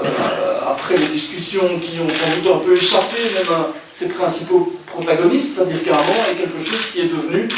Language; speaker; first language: French; native; French